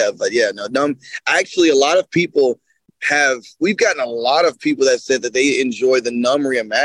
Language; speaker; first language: English; native; English